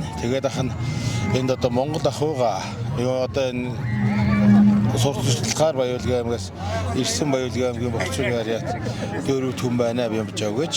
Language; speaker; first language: Mongolian; non-native, local second language; Kazakh